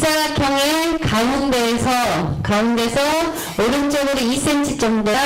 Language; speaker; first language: Korean; native; Korean